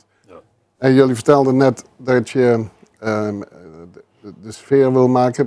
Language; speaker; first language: Dutch; native; Dutch